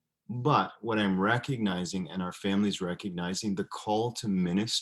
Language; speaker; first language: English; native; English